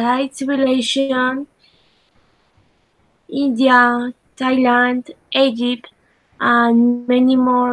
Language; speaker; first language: English; non-native, learner; Spanish